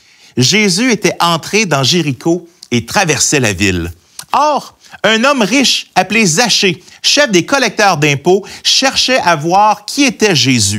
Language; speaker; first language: French; native; French